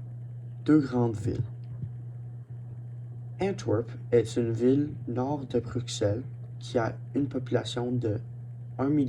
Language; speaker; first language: French; non-native, learner; English